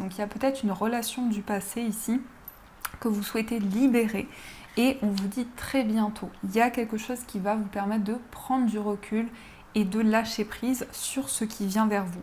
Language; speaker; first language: French; native; French